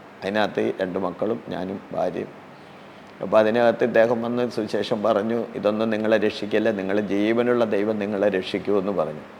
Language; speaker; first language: Malayalam; native; Malayalam